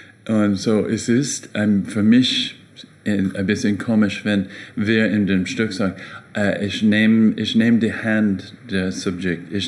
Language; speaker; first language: German; non-native, learner; English